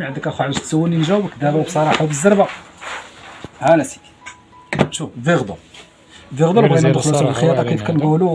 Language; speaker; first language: Arabic; native; Arabic